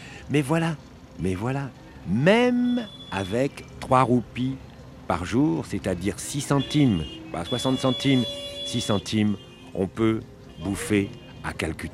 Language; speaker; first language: French; native; French